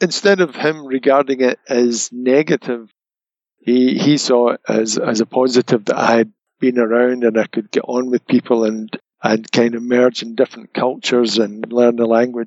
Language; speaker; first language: English; native; English